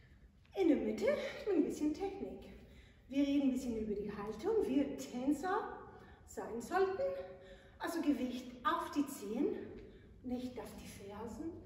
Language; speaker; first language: German; non-native, fluent; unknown